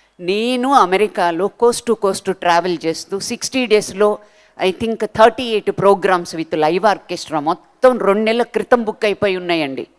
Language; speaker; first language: Telugu; native; Telugu